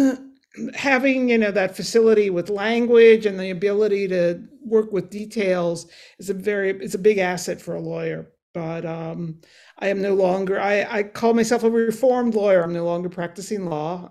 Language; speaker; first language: English; native; English